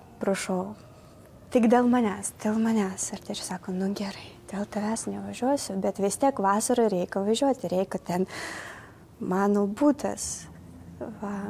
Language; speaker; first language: Lithuanian; non-native, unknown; Ukrainian